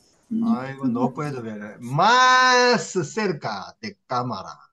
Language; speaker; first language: Spanish; non-native, learner; Korean